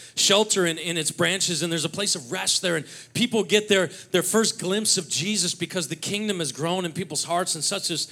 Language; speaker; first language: English; native; English